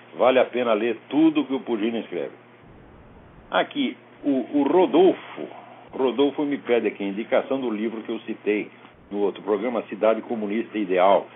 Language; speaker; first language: Portuguese; native; Portuguese